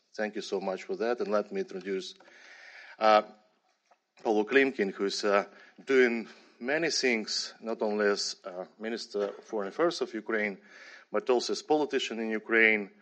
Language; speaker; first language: English; non-native, fluent; Ukrainian